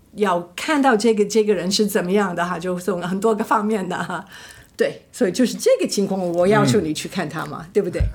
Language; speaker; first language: Chinese; non-native, fluent; English